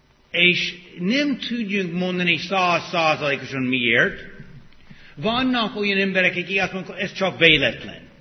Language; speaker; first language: Hungarian; non-native, fluent; English